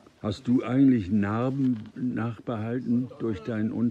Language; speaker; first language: German; native; German